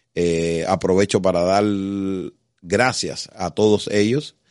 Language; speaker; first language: Spanish; native; Spanish